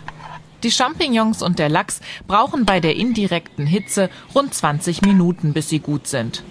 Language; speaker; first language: German; native; German